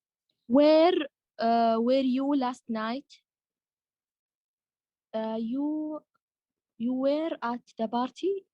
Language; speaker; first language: English; non-native, learner; Arabic